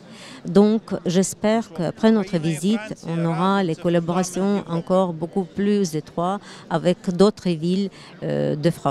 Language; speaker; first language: French; non-native, fluent; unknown